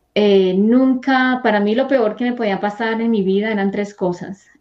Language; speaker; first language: Spanish; native; Spanish